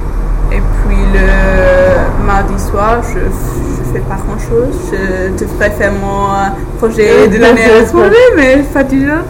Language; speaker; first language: French; non-native, fluent; English